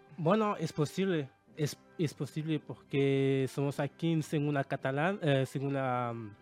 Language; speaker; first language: Spanish; non-native, learner; French